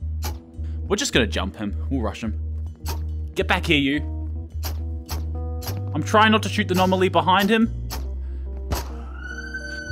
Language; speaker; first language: English; native; English